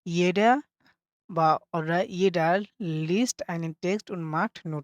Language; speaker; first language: German; non-native, fluent; Bangla